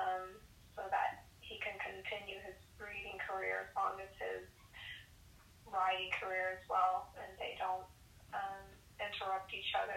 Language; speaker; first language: English; native; English